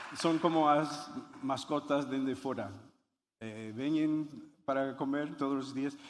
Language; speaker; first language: Galician; non-native, learner; English